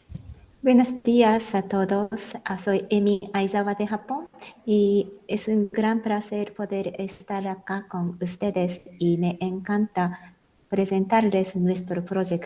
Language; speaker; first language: Spanish; non-native, fluent; Japanese